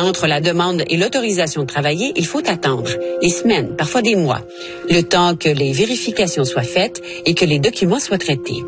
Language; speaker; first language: French; native; French